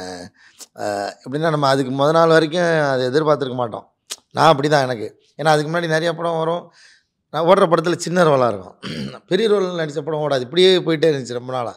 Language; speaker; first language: Tamil; native; Tamil